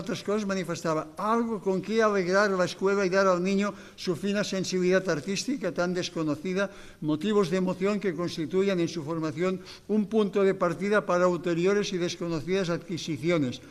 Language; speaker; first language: Catalan; native; Catalan